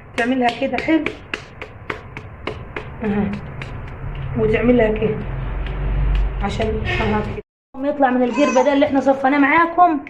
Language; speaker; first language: Arabic; native; Arabic